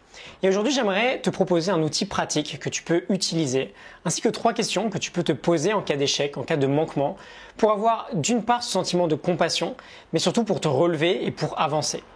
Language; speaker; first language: French; native; French